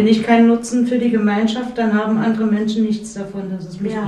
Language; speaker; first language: German; native; German